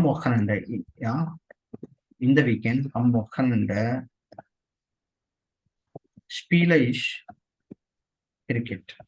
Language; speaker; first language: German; non-native, fluent; Tamil